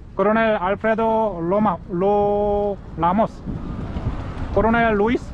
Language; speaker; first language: Spanish; non-native, learner; Korean